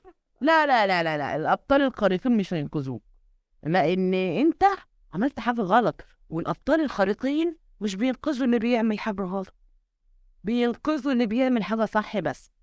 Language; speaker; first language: Arabic; native; Arabic